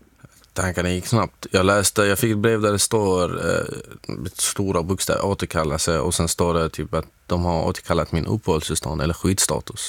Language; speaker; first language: Swedish; non-native, fluent; Arabic